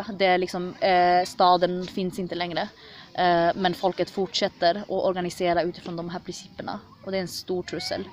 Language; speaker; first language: Swedish; early bilingual, other home language; Kurdish